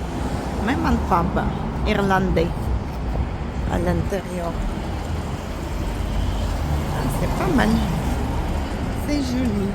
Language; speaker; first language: French; non-native, fluent; Russian